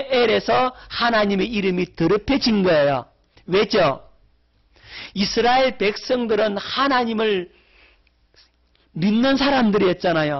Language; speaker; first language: Korean; native; Korean